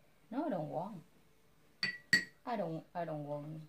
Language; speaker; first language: English; non-native, learner; Vietnamese